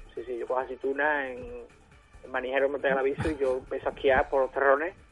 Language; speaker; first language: Spanish; non-native, fluent; German